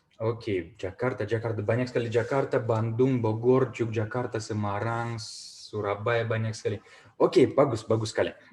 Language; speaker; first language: Indonesian; non-native, fluent; Russian